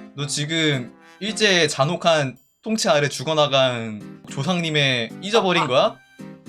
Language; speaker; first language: Korean; native; Korean